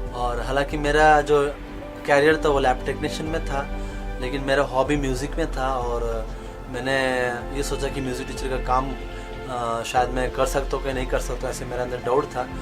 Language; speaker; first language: Hindi; non-native, local second language; Kannada